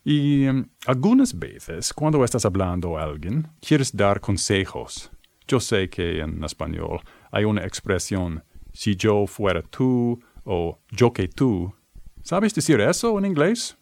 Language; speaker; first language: Spanish; non-native, fluent; English